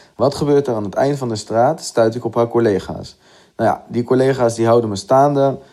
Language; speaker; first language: Dutch; early bilingual, other home language; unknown